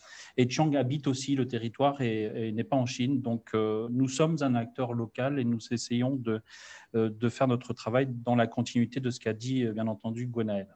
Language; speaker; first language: French; native; French